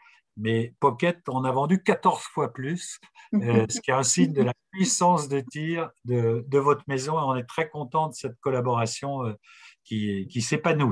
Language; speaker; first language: French; native; French